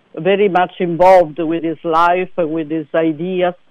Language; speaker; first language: English; non-native, fluent; Italian